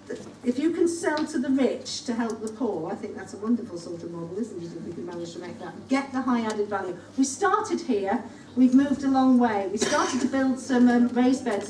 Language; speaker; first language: English; native; English